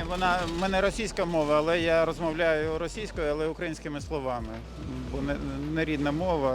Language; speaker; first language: Ukrainian; non-native, local second language; Russian